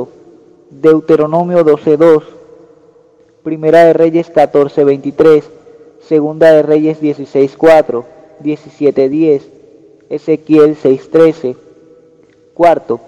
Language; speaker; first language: Spanish; native; Spanish